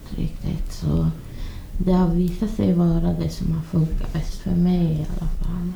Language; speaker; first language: Swedish; native; Swedish